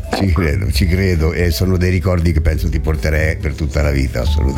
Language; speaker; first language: Italian; native; Italian